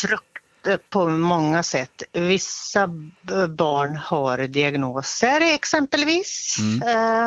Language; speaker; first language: Swedish; native; Swedish